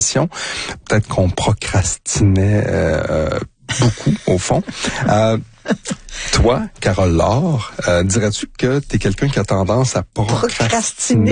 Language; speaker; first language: French; native; French